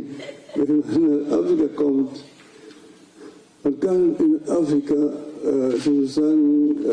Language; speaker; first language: German; non-native, fluent; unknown